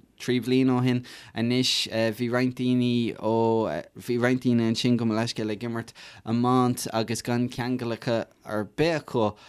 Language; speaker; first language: Irish; native; Irish